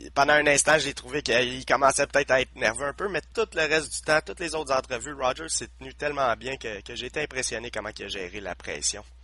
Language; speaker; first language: French; native; French